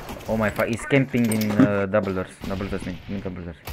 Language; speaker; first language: English; non-native, learner; Romanian